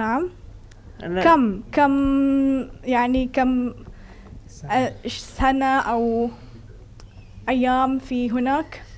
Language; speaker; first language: Arabic; non-native, fluent; Indonesian